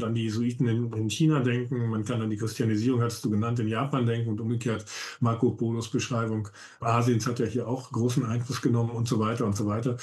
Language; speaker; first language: German; native; German